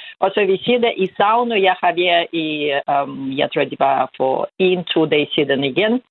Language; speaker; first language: Danish; non-native, fluent; Russian